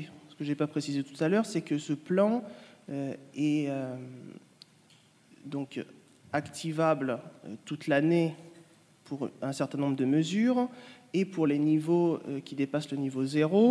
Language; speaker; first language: French; native; French